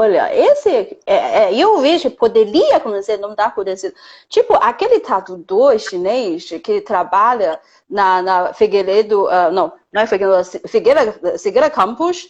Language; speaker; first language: Portuguese; non-native, fluent; Chinese